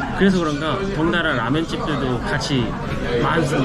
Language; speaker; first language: Korean; native; Korean